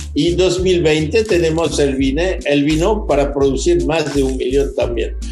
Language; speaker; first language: Spanish; non-native, fluent; French